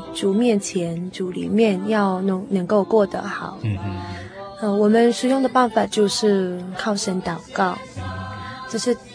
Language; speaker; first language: Chinese; non-native, fluent; Korean